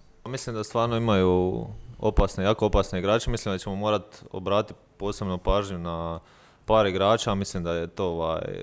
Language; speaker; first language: Croatian; native; Croatian